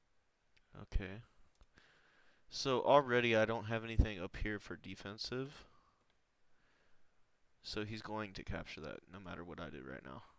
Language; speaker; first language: English; native; English